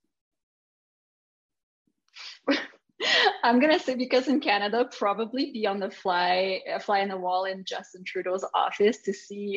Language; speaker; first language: English; non-native, fluent; French